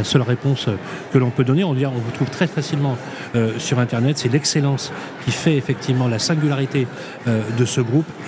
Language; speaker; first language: French; native; French